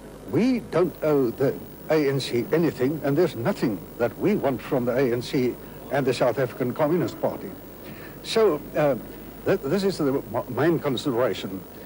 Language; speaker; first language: English; non-native, local second language; Afrikaans